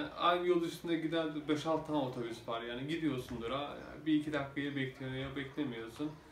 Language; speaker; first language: Turkish; native; Turkish